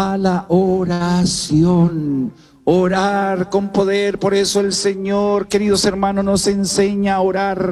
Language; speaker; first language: Spanish; native; Spanish